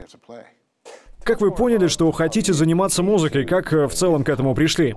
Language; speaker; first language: Russian; native; Russian